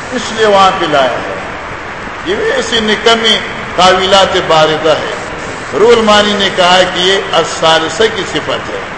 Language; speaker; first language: Urdu; non-native, local second language; Pashto